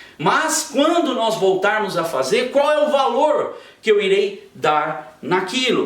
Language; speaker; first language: Portuguese; native; Portuguese